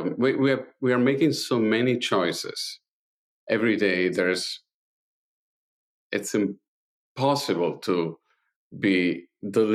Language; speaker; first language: English; non-native, fluent; Italian